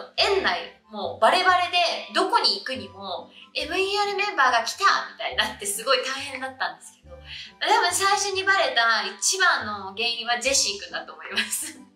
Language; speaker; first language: Japanese; early bilingual, other home language; Vietnamese